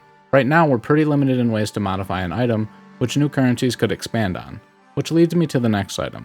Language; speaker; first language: English; native; English